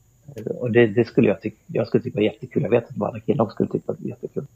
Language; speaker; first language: Swedish; native; Swedish